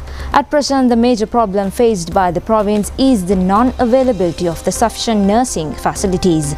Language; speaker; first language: English; non-native, local second language; Sinhala